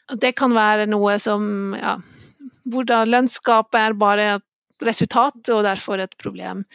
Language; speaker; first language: Norwegian; non-native, fluent; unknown